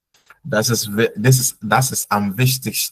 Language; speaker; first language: German; non-native, fluent; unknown